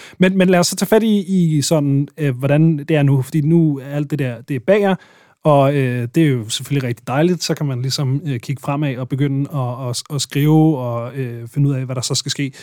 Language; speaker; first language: Danish; native; Danish